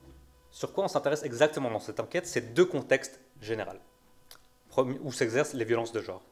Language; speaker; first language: French; native; French